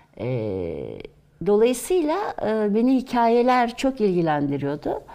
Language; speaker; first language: Turkish; native; Turkish